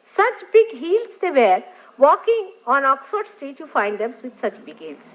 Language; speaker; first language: English; non-native, local second language; Marathi